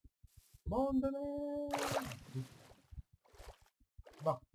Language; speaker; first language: French; native; French